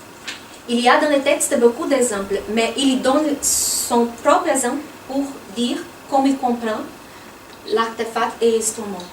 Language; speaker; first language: French; non-native, fluent; Portuguese